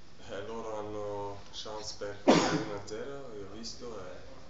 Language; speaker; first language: Italian; non-native, learner; German